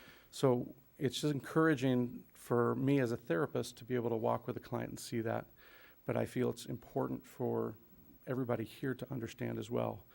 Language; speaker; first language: English; native; English